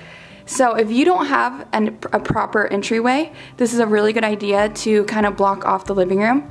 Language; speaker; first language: English; native; English